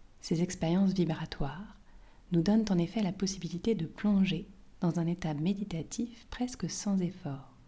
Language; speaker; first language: French; native; French